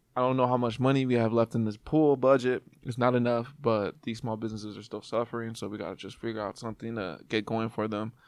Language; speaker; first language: English; native; English